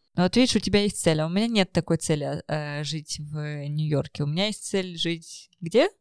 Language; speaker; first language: Russian; native; Russian